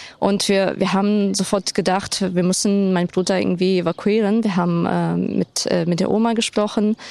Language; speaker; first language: German; non-native, fluent; Ukrainian